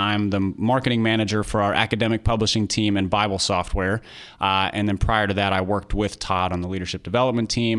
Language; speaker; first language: English; native; English